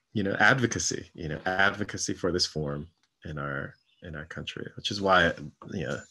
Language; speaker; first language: English; native; English